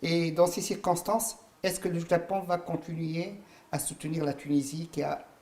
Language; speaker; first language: French; non-native, local second language; Arabic